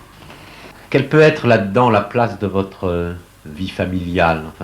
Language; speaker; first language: French; native; French